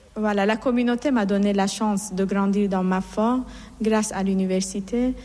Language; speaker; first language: French; non-native, fluent; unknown